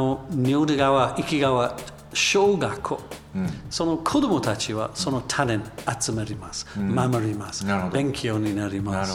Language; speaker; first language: Japanese; non-native, learner; English